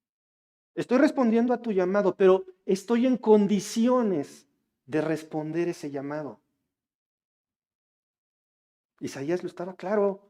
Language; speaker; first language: Spanish; native; Spanish